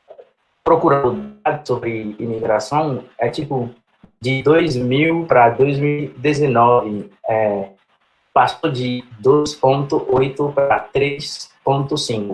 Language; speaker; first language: Portuguese; non-native, fluent; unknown